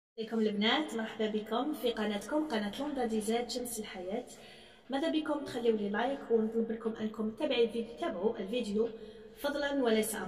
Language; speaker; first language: Arabic; native; Arabic